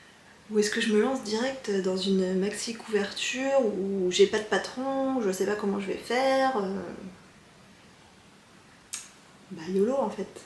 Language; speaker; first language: French; native; French